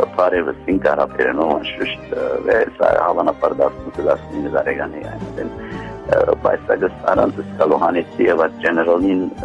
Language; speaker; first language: Armenian; early bilingual, heritage; Armenian